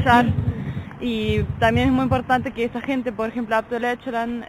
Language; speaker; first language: Spanish; non-native, learner; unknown